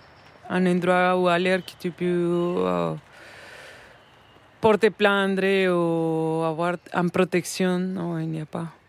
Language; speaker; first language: French; non-native, learner; Spanish